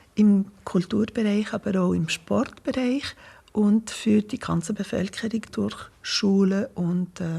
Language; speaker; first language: German; non-native, local second language; French